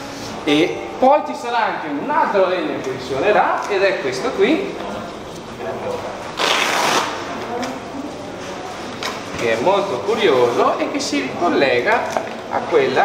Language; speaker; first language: Italian; native; Italian